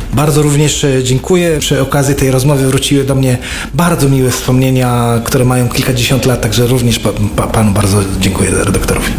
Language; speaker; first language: Polish; non-native, fluent; Arabic